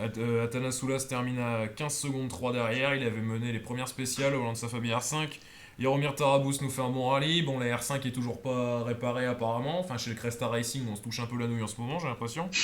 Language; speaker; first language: French; native; French